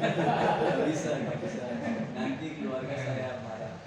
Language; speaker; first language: Indonesian; non-native, learner; Urdu